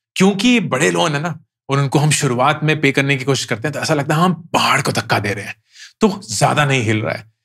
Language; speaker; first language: Hindi; native; Hindi